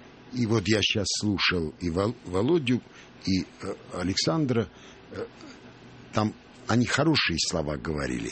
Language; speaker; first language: Russian; non-native, local second language; Armenian